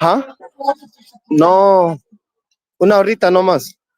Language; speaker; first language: Spanish; non-native, learner; English